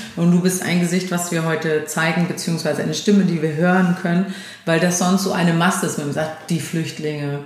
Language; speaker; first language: German; native; German